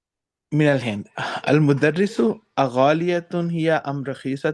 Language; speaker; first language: Arabic; non-native, learner; Urdu